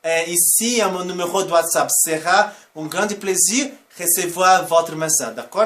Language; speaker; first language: French; non-native, fluent; Portuguese